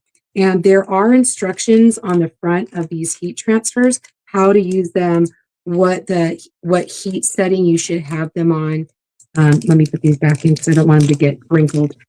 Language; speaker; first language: English; native; English